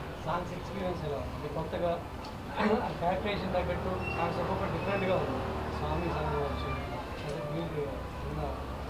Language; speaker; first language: Telugu; native; Telugu